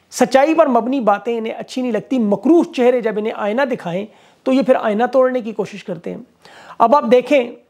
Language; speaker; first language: Urdu; native; Urdu